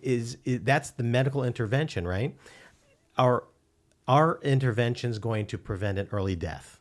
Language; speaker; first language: English; early bilingual, other home language; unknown